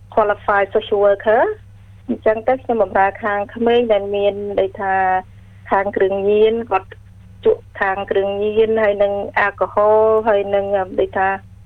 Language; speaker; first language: Khmer; early bilingual, heritage; Khmer